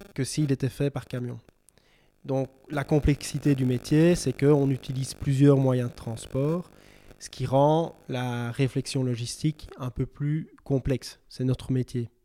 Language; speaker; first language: French; native; French